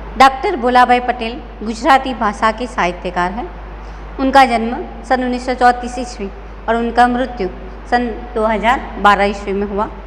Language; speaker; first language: Hindi; non-native, local second language; Gujarati